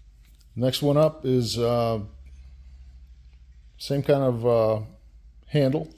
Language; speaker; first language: English; native; English